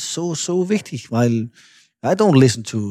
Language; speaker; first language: German; non-native, fluent; Danish